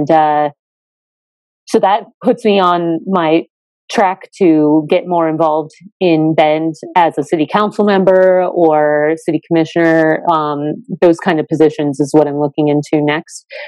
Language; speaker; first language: English; native; English